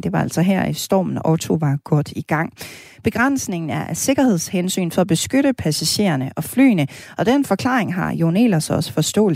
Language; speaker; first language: Danish; native; Danish